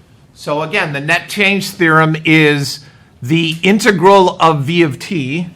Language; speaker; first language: English; native; English